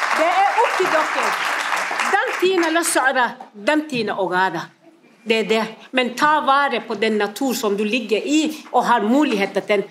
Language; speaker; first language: Norwegian; non-native, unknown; Somali